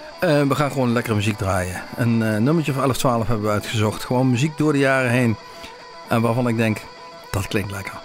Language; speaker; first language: Dutch; native; Dutch